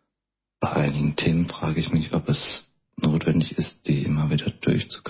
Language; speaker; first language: German; native; German